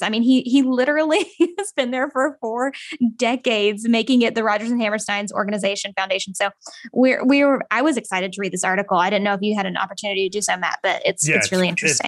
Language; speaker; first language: English; native; English